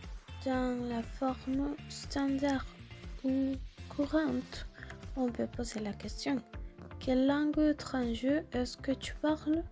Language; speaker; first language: French; non-native, learner; Spanish